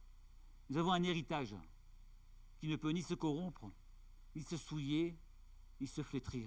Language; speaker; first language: French; native; French